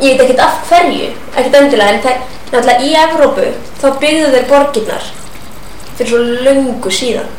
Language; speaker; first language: Icelandic; native; Icelandic